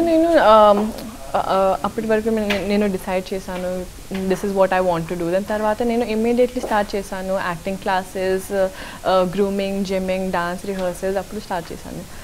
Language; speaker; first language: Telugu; non-native, local second language; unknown